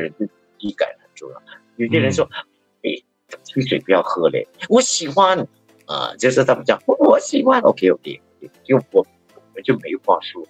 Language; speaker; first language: Chinese; native; Chinese